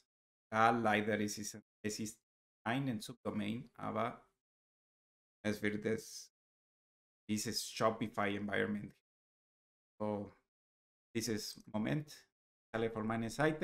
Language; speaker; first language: German; non-native, learner; Spanish